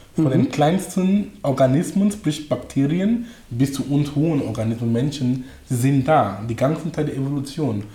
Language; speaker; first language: German; non-native, fluent; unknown